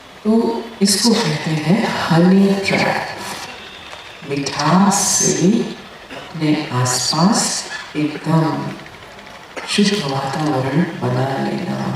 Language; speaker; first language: Hindi; native; Hindi